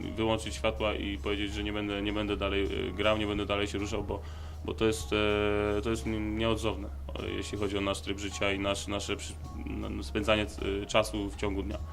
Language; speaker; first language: Polish; native; Polish